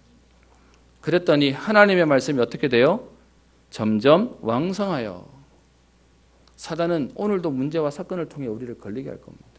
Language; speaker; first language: Korean; native; Korean